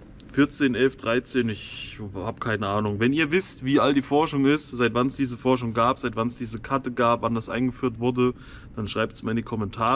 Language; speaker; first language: German; native; German